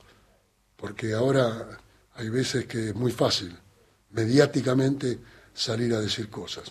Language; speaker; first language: Spanish; native; Spanish